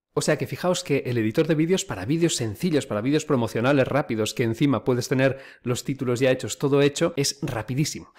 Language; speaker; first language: Spanish; native; Spanish